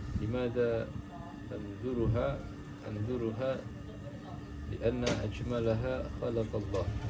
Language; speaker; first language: Arabic; non-native, learner; Indonesian